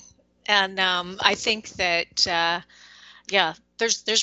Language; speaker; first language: English; native; English